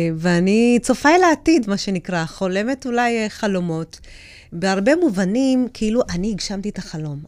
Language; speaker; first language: Hebrew; early bilingual, other home language; Amharic